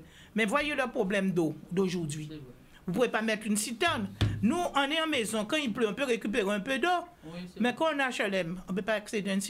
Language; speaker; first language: French; non-native, local second language; Guadeloupean Creole French